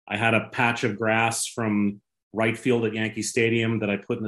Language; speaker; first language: English; native; English